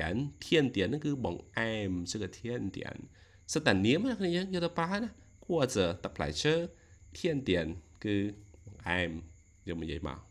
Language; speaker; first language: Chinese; non-native, learner; Khmer